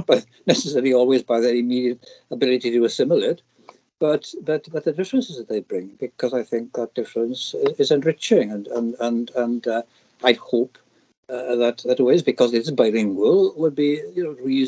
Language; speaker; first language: English; non-native, local second language; Welsh